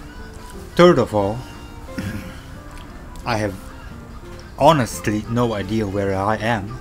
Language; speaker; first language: English; non-native, fluent; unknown